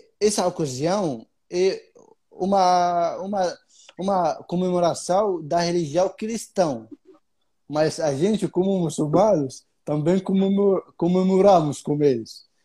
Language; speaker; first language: Portuguese; non-native, fluent; Arabic